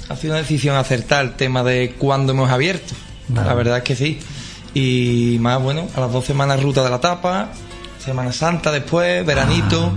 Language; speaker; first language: Spanish; native; Spanish